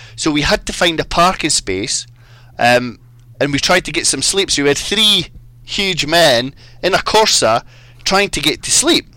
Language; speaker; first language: English; native; English